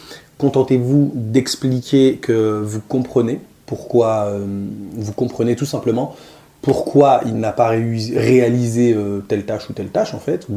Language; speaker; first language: French; native; French